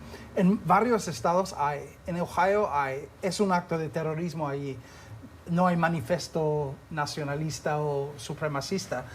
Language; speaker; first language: Spanish; non-native, fluent; English